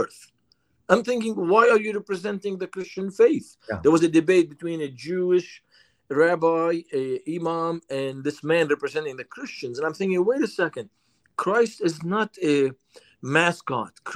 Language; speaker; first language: English; non-native, fluent; Arabic